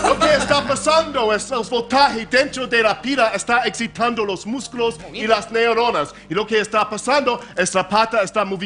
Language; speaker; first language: Spanish; non-native, fluent; English